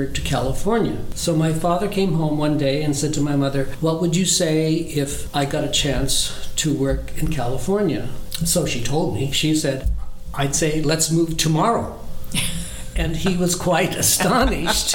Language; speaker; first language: English; early bilingual, other home language; German